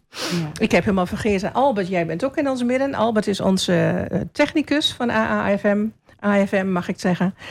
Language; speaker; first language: Dutch; native; Dutch